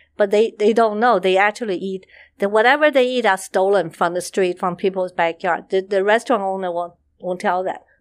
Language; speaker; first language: English; non-native, fluent; Chinese